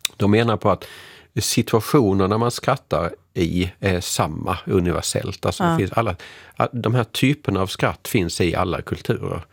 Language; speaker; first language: Swedish; native; Swedish